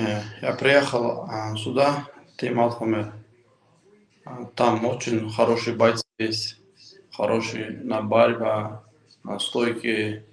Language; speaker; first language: Russian; non-native, local second language; Kyrgyz